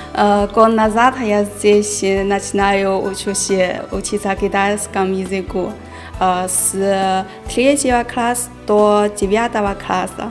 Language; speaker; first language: Russian; non-native, learner; Chinese